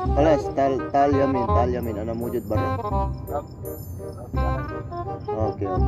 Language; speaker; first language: Arabic; non-native, learner; Filipino